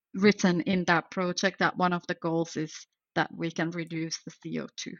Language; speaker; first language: English; non-native, fluent; Finnish